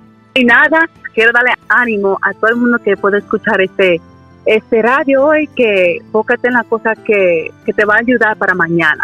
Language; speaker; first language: Spanish; early bilingual, heritage; Spanish